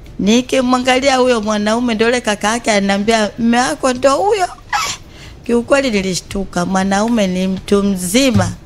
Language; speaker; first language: Swahili; native; Swahili